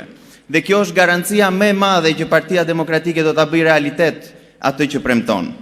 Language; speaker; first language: Albanian; native; Albanian